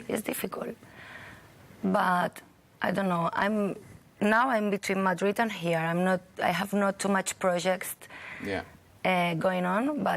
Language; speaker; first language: English; non-native, learner; Catalan